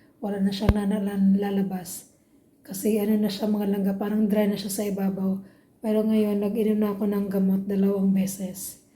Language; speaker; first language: Filipino; non-native, local second language; Cebuano